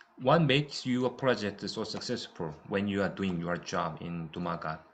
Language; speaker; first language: English; non-native, fluent; Korean